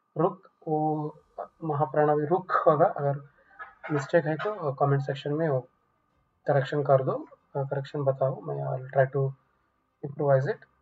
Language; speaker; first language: Hindi; non-native, local second language; Kannada